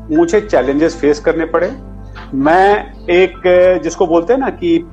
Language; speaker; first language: Hindi; native; Hindi